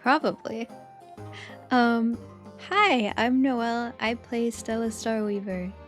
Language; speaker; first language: English; native; English